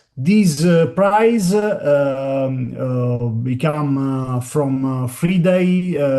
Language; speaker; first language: English; non-native, learner; Italian